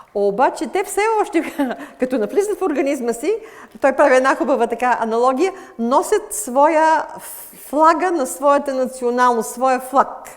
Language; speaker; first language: Bulgarian; native; Bulgarian